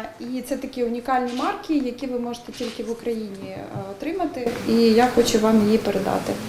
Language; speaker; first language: Ukrainian; native; Ukrainian